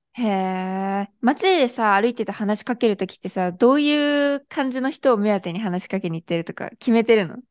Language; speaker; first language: Japanese; native; Japanese